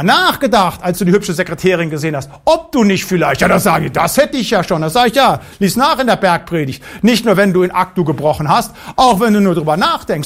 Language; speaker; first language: German; native; German